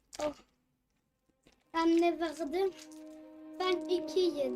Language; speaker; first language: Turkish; early bilingual, heritage; Turkish